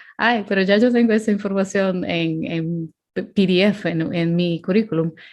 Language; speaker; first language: Spanish; non-native, fluent; Ukrainian